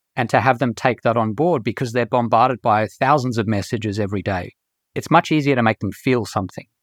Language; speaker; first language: English; native; English